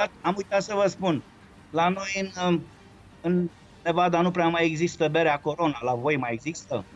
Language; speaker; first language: Romanian; native; Romanian